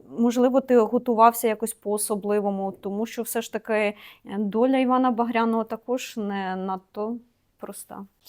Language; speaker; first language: Ukrainian; native; Ukrainian